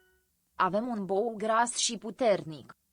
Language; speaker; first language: Romanian; non-native, learner; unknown